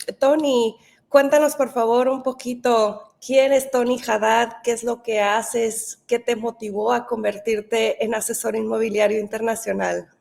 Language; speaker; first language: Spanish; native; Spanish